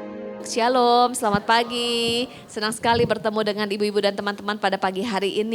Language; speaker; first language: Indonesian; native; Indonesian